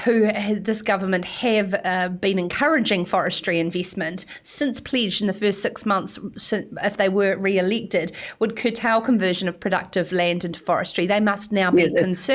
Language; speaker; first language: English; native; English